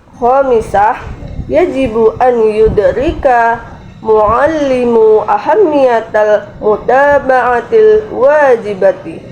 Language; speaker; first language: Arabic; non-native, learner; Indonesian